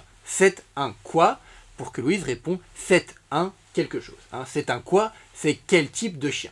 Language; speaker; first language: French; native; French